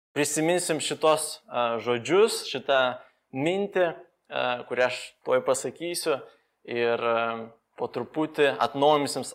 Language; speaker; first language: Lithuanian; non-native, fluent; Romanian